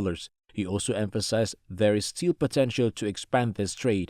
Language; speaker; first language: English; non-native, fluent; Indonesian